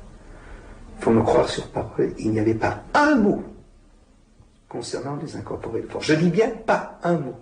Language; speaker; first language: French; native; French